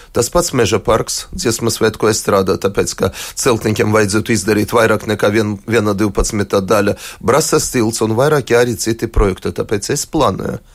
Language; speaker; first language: Latvian; non-native, local second language; Russian